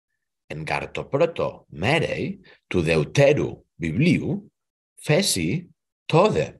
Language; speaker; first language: Greek; non-native, learner; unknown